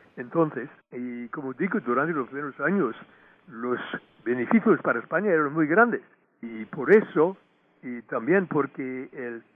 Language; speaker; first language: Spanish; non-native, fluent; English